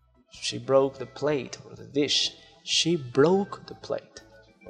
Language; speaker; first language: English; non-native, fluent; Spanish